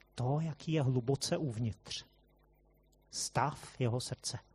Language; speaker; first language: Czech; native; Czech